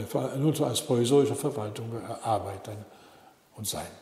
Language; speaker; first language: German; non-native, learner; Italian